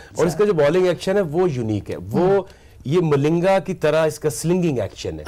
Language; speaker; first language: Urdu; non-native, local second language; Punjabi